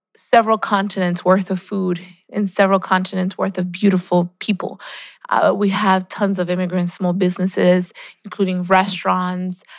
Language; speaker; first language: English; early bilingual, other home language; Spanish